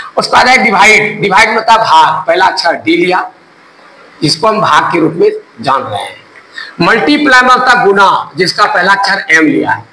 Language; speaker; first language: Hindi; native; Hindi